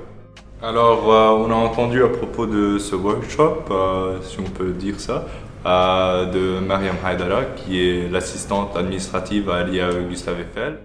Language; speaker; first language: French; non-native, local second language; Arabic